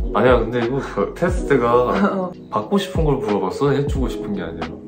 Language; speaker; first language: Korean; native; Korean